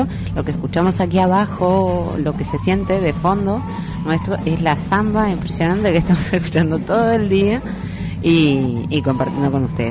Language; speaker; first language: Spanish; native; Spanish